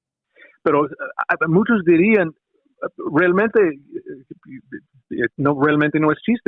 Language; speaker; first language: Spanish; non-native, fluent; English